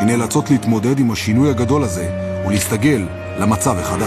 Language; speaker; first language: Hebrew; native; Hebrew